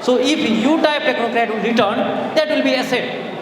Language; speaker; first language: English; non-native, local second language; Nepali